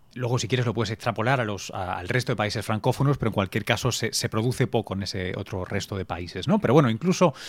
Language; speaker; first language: Spanish; native; Spanish